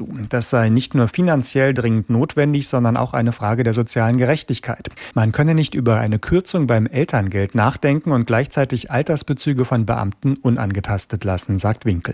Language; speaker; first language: German; native; German